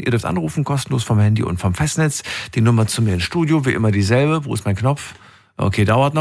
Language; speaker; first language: German; native; German